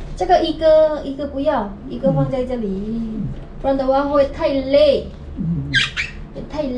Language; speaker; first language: Chinese; non-native, learner; Indonesian